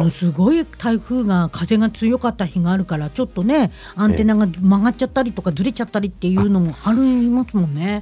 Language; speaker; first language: Japanese; native; Japanese